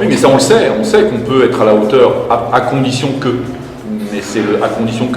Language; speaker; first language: French; native; French